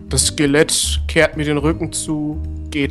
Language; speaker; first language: German; native; German